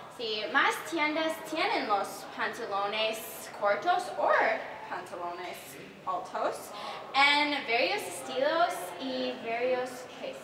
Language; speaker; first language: Spanish; non-native, learner; English